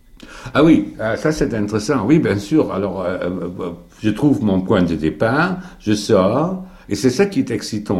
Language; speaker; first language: French; non-native, fluent; German